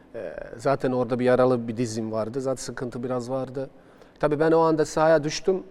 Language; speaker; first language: Turkish; non-native, fluent; Bosnian